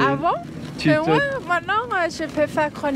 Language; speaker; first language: French; non-native, learner; Thai